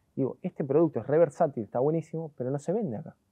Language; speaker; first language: Spanish; native; Spanish